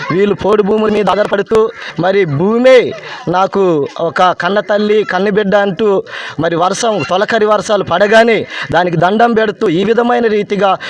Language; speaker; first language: Telugu; non-native, local second language; Koya